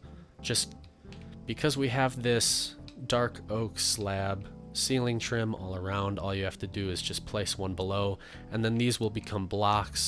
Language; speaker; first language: English; native; English